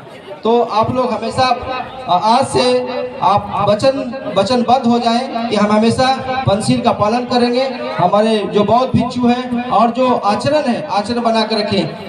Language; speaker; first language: Hindi; native; Hindi